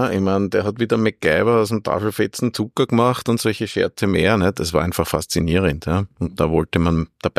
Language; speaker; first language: German; native; German